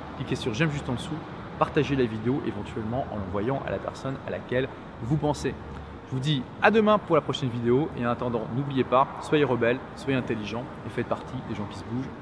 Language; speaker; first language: French; native; French